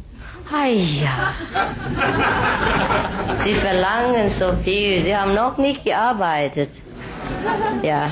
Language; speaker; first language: German; non-native, fluent; Vietnamese